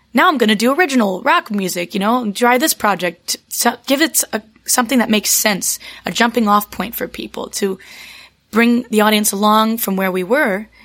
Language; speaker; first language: English; native; English